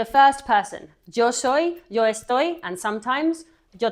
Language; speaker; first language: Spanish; non-native, fluent; English